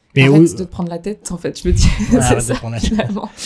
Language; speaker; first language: French; native; French